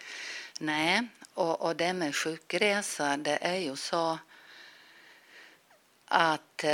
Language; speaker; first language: Swedish; non-native, fluent; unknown